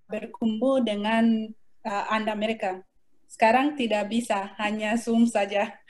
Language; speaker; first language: Indonesian; non-native, learner; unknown